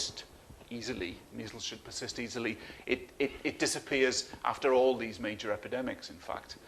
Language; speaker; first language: English; native; English